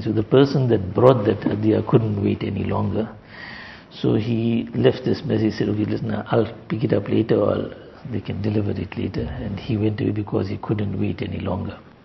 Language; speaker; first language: English; native; English